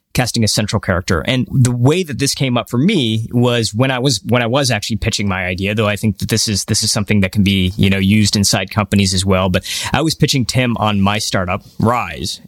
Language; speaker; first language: English; early bilingual, other home language; Hindi